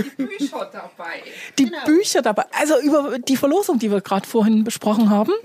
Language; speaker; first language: German; native; German